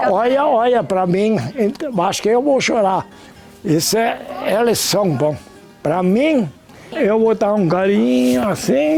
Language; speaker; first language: Portuguese; non-native, local second language; German